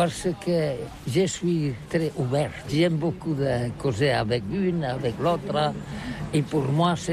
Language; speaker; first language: French; non-native, learner; Catalan